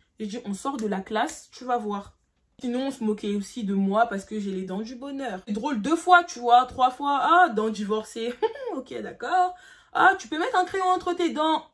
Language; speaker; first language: French; early bilingual, other home language; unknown